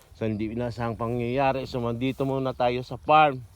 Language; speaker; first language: Filipino; non-native, local second language; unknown